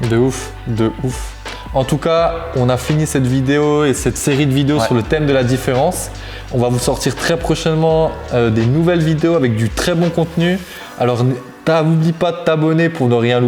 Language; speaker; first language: French; native; French